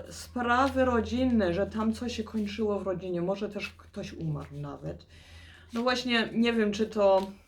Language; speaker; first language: Polish; early bilingual, heritage; Polish